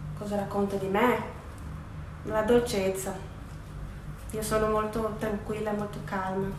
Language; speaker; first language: Italian; non-native, fluent; Portuguese